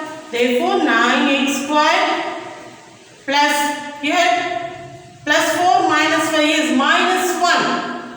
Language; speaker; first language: English; non-native, local second language; Kannada